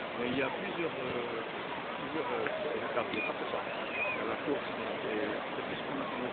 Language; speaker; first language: French; non-native, local second language; Arabic